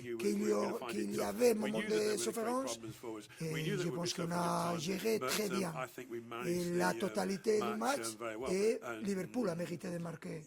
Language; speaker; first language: French; non-native, fluent; Spanish